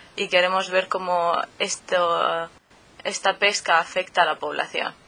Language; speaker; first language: Spanish; native; Spanish